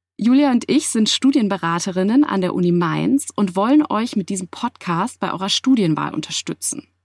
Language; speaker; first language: German; native; German